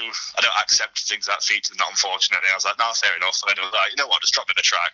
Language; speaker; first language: English; native; English